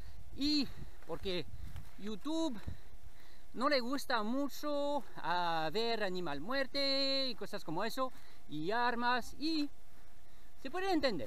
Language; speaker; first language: Spanish; non-native, learner; French